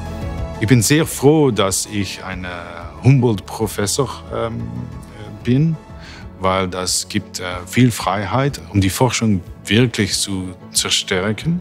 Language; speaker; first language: German; non-native, fluent; Dutch